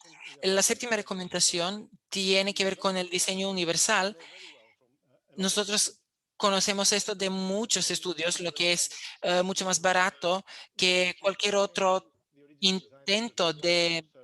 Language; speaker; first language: Spanish; non-native, fluent; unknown